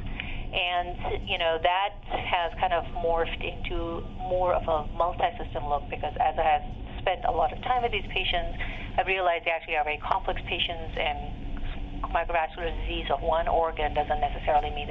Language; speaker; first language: English; non-native, local second language; Urdu